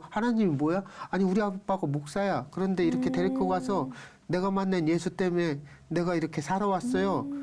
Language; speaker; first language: Korean; native; Korean